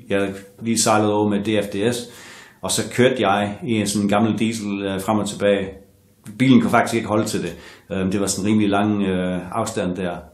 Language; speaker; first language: Danish; non-native, fluent; English